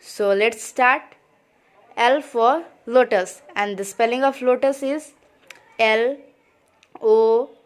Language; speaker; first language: English; non-native, local second language; Hindi